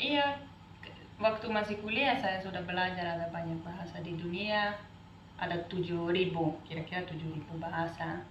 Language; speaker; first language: Indonesian; non-native, fluent; Dutch